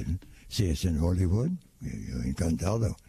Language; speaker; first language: Spanish; non-native, fluent; English